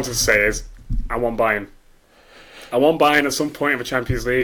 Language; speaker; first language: English; native; English